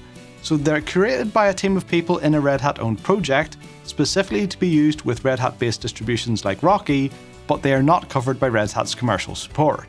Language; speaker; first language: English; native; English